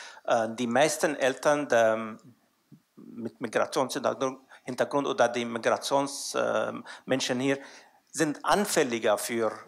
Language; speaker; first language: German; non-native, fluent; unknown